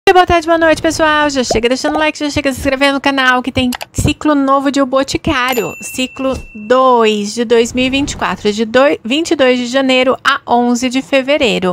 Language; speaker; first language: Portuguese; native; Portuguese